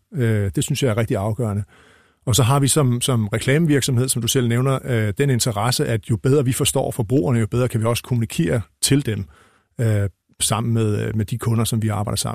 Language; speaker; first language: Danish; native; Danish